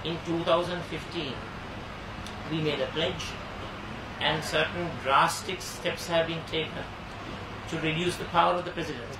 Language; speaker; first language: English; non-native, local second language; Sinhala